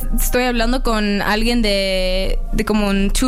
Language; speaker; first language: Spanish; early bilingual, heritage; Spanish